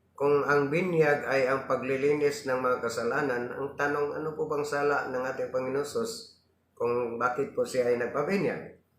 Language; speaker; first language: Filipino; non-native, local second language; Cebuano